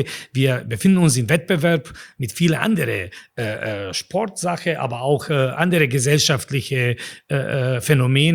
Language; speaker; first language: German; non-native, fluent; Bosnian